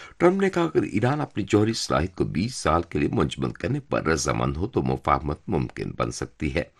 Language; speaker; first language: Urdu; non-native, fluent; Turkish